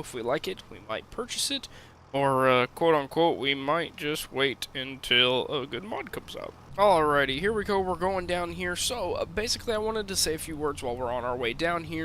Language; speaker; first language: English; native; English